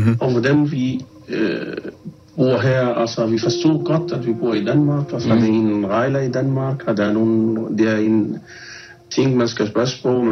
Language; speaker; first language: Danish; non-native, learner; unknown